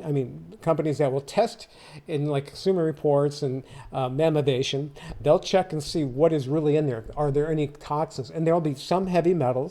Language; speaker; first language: English; native; English